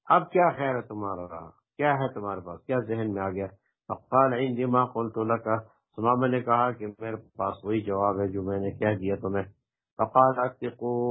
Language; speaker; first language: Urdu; non-native, local second language; Pashto